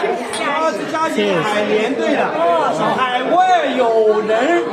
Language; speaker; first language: Chinese; native; Chinese